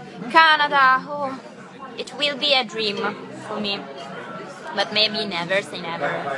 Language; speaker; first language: English; non-native, fluent; Italian